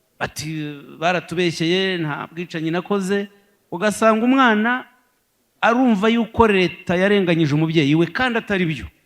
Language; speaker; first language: Kinyarwanda; native; Kinyarwanda